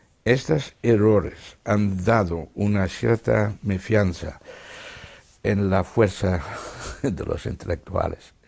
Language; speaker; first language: Spanish; non-native, fluent; Dutch